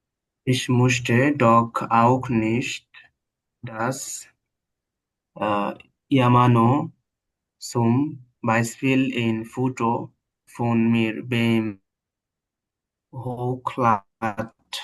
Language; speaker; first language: German; non-native, learner; Bangla